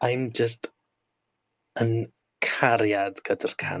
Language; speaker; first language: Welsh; non-native, learner; English